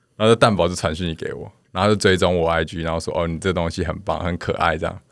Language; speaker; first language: Chinese; non-native, local second language; Min Nan Chinese